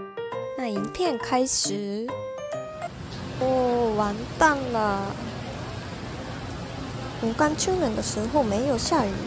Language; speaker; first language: Chinese; non-native, learner; Japanese